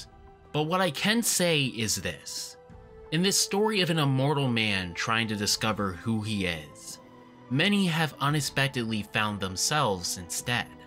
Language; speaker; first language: English; native; English